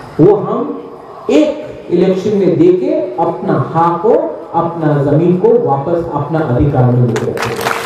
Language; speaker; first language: Hindi; non-native, local second language; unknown